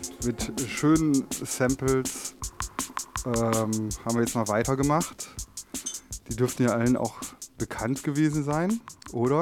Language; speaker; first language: German; native; German